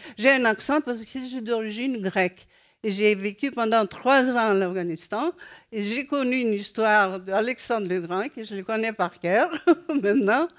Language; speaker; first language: French; non-native, fluent; Greek